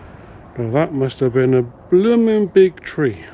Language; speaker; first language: English; native; English